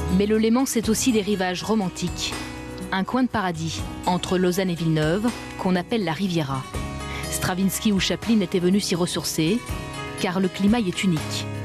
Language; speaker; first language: French; native; French